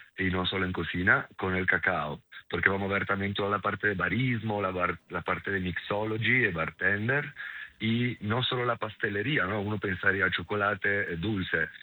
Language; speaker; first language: Spanish; non-native, fluent; Italian